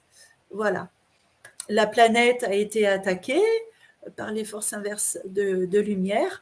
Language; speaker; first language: French; native; French